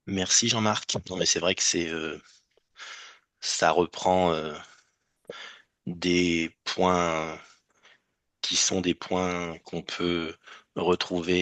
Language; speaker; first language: French; native; French